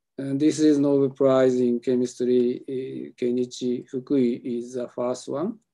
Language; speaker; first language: English; non-native, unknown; Japanese